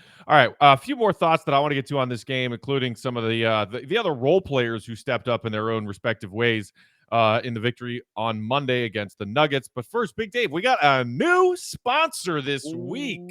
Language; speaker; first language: English; native; English